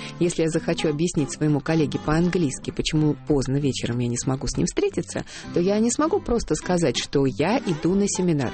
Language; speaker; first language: Russian; native; Russian